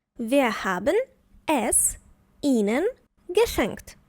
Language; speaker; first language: German; non-native, fluent; Ukrainian